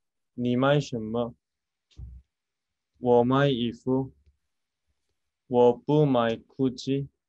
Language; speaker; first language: Chinese; non-native, learner; Korean